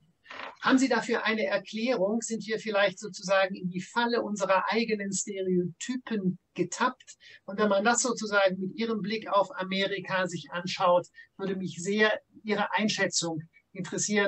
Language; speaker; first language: German; native; German